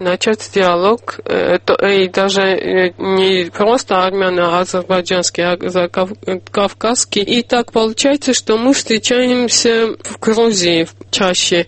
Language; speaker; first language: Russian; non-native, local second language; Armenian